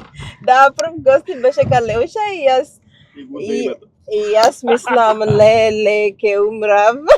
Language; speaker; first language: Macedonian; non-native, learner; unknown